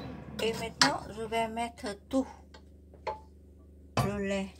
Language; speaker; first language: French; non-native, fluent; Vietnamese